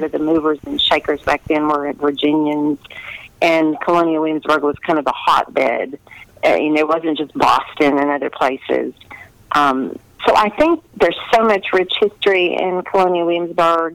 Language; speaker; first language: English; native; English